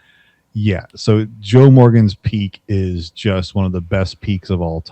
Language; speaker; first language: English; native; English